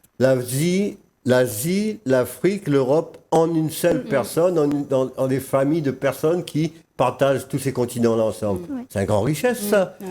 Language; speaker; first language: French; non-native, local second language; Réunion Creole French